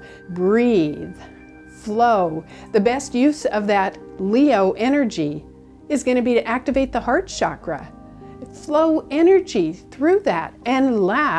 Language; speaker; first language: English; native; English